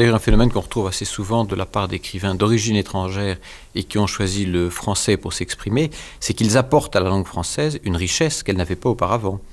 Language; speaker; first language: French; native; French